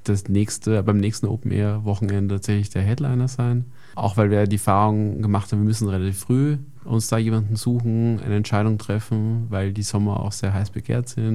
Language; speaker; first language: German; native; German